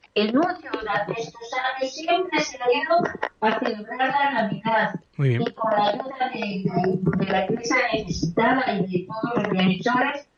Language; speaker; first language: Spanish; native; Spanish